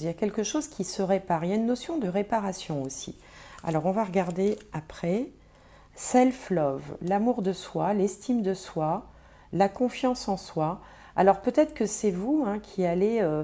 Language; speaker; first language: French; native; French